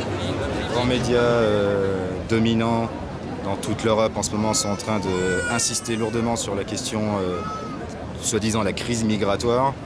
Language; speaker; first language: French; native; French